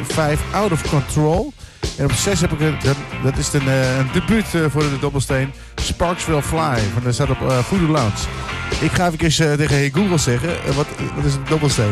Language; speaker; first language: Dutch; native; Dutch